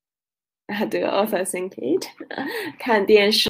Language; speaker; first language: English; non-native, learner; Chinese